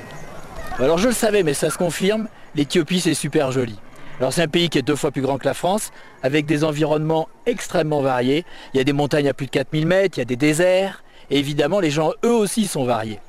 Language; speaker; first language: French; native; French